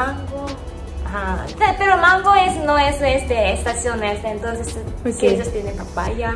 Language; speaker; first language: Spanish; non-native, learner; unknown